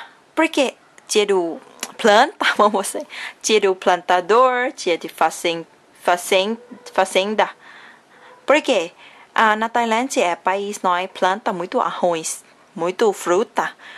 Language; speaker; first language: Portuguese; non-native, learner; Thai